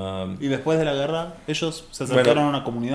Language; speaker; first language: Spanish; native; Spanish